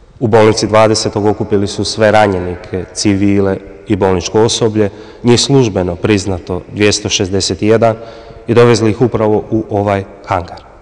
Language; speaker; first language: Croatian; native; Croatian